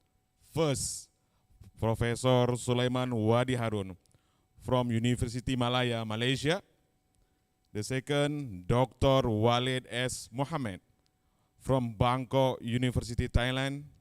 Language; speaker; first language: English; non-native, learner; Indonesian